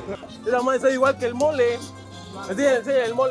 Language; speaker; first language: Spanish; native; Spanish